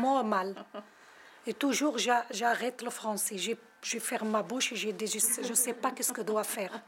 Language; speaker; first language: French; non-native, learner; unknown